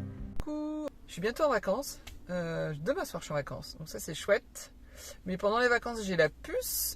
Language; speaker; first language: French; native; French